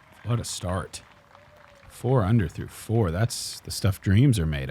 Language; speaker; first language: English; native; English